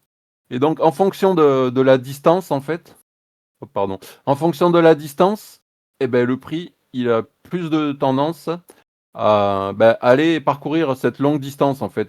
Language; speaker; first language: French; native; French